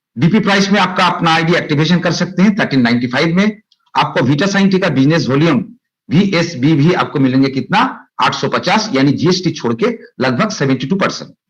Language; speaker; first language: Hindi; non-native, local second language; Bangla